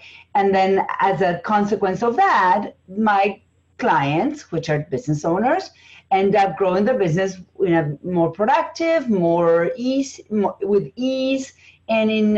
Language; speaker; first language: English; non-native, fluent; Spanish